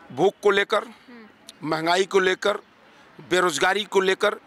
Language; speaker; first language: Hindi; native; Hindi